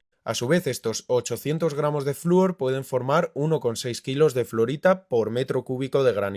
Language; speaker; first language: Spanish; native; Spanish